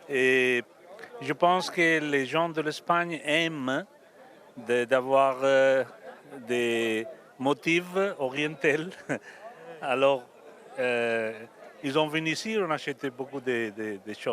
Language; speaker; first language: French; non-native, learner; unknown